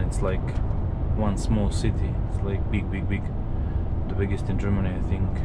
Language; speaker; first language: English; non-native, learner; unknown